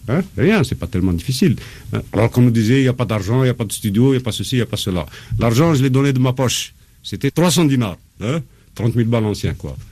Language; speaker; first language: French; non-native, local second language; Arabic